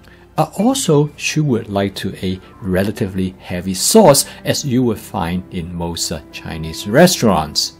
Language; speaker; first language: English; non-native, fluent; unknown